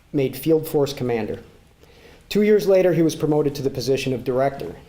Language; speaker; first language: English; native; English